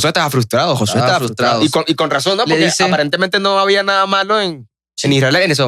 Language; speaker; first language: Spanish; native; Spanish